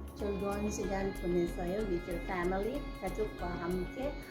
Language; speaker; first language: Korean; non-native, learner; Cebuano